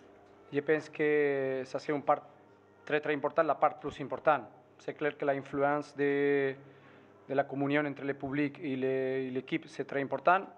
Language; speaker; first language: French; non-native, fluent; Spanish